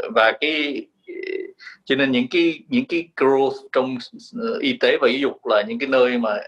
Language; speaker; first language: Vietnamese; native; Vietnamese